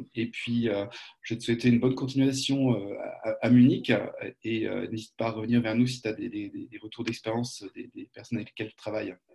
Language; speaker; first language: French; native; French